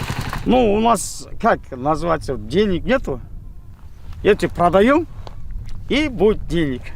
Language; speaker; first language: Russian; non-native, local second language; Kazakh